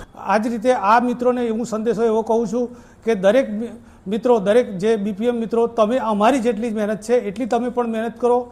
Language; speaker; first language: Gujarati; native; Gujarati